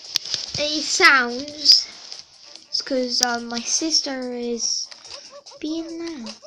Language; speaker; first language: English; native; English